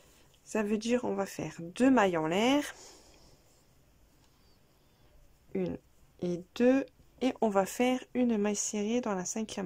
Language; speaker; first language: French; native; French